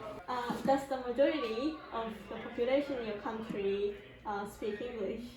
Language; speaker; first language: English; non-native, fluent; Japanese